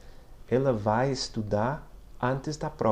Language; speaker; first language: Portuguese; non-native, fluent; English